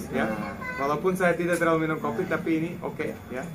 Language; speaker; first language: Indonesian; non-native, fluent; Serbian